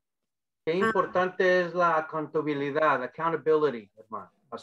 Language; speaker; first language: Spanish; early bilingual, other home language; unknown